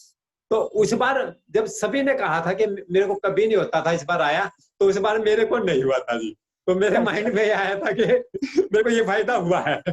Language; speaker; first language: Hindi; native; Hindi